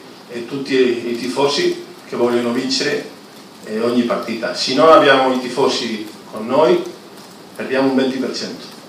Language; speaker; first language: Italian; non-native, fluent; Spanish